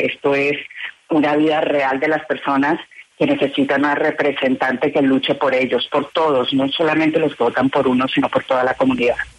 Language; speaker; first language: Spanish; native; Spanish